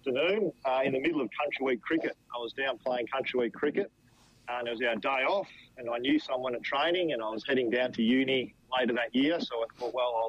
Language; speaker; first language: English; native; English